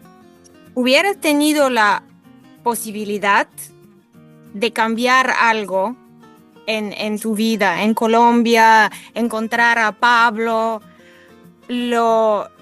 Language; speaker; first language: Spanish; non-native, fluent; Bulgarian